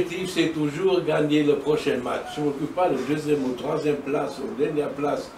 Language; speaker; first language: French; non-native, learner; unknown